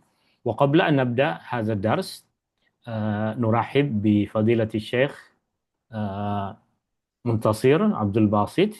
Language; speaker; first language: Arabic; non-native, fluent; Malay